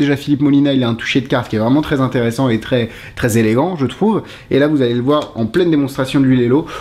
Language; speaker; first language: French; native; French